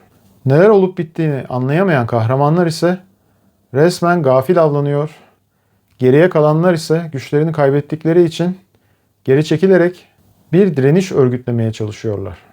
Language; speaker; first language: Turkish; native; Turkish